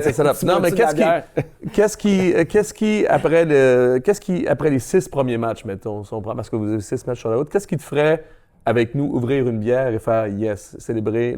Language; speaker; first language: French; native; French